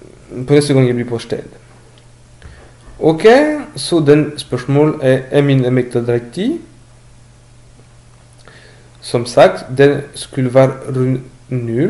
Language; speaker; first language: Norwegian; non-native, learner; French